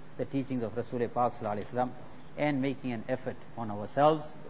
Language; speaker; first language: English; native; English